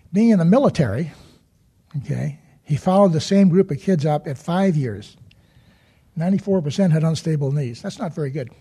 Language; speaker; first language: English; native; English